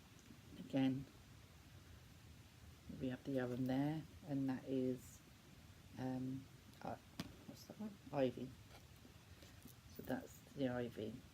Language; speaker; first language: English; native; English